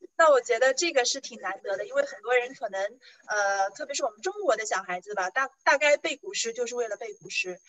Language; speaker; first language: Chinese; native; Chinese